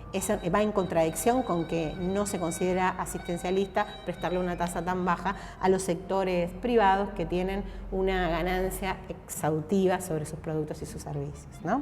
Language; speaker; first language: Spanish; native; Spanish